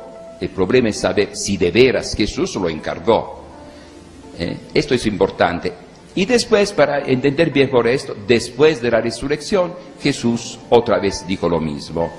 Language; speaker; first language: Spanish; non-native, fluent; Italian